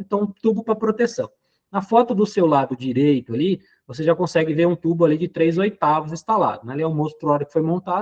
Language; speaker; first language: Portuguese; native; Portuguese